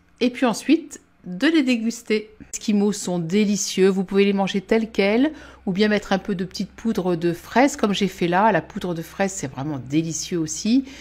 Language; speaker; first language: French; native; French